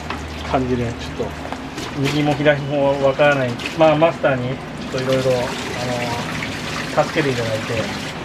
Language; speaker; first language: Japanese; native; Japanese